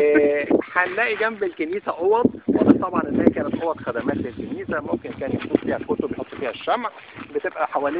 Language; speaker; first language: Arabic; native; Arabic